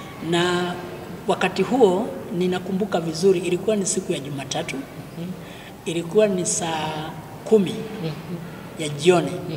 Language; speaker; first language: Swahili; non-native, local second language; Kikuyu